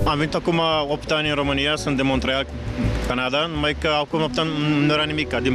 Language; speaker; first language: Romanian; non-native, learner; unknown